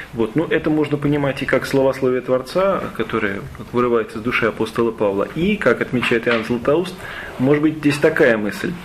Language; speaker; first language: Russian; native; Russian